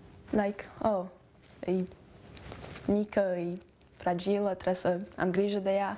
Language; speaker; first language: Romanian; early bilingual, heritage; Romanian